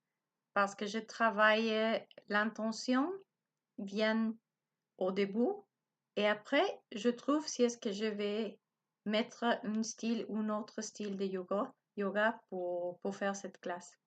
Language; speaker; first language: French; non-native, learner; Spanish